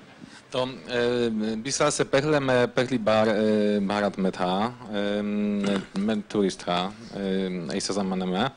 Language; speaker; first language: Hindi; non-native, learner; Polish